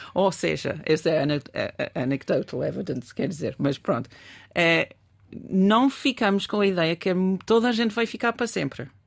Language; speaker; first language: Portuguese; non-native, fluent; English